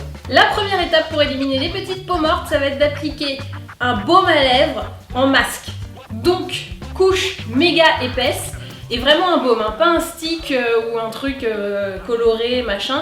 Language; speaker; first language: French; native; French